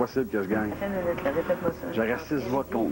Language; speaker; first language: French; native; French